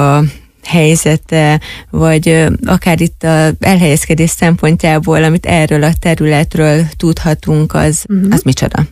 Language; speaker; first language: Hungarian; native; Hungarian